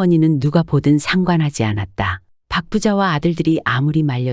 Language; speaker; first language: Korean; native; Korean